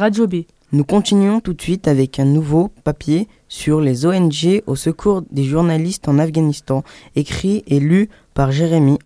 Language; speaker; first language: French; native; French